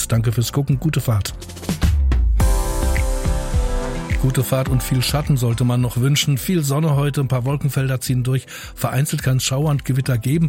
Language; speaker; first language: German; native; German